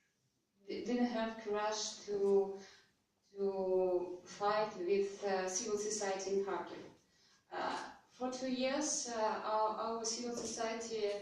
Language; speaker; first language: English; non-native, learner; Russian